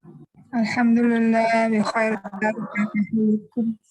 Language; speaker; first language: Arabic; non-native, learner; Indonesian